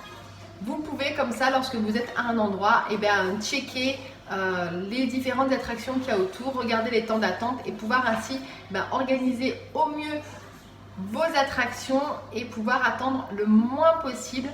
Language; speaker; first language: French; native; French